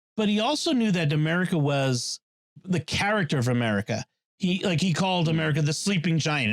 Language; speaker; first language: English; native; English